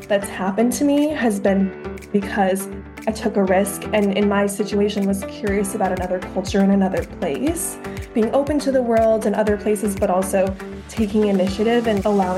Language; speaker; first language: English; native; English